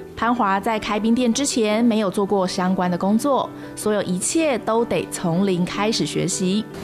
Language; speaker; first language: Chinese; native; Chinese